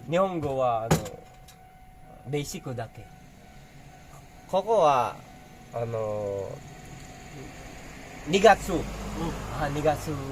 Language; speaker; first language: Japanese; non-native, learner; Filipino